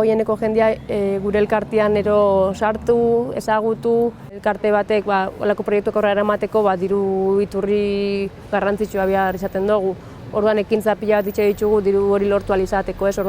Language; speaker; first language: Basque; native; Basque